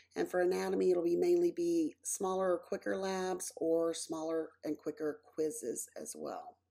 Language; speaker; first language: English; native; English